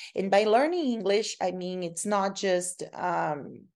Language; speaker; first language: English; non-native, fluent; Portuguese